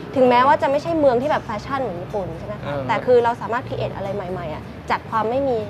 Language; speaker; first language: Thai; early bilingual, other home language; English